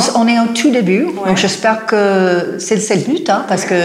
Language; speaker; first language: French; non-native, fluent; English